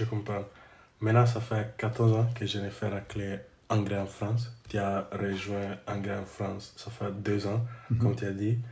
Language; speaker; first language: French; non-native, learner; English